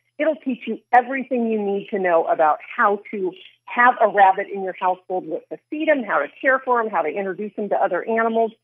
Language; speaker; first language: English; native; English